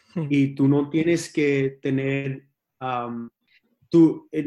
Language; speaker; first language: Spanish; early bilingual, heritage; Spanish